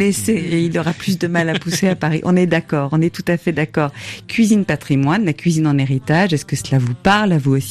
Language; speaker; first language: French; native; French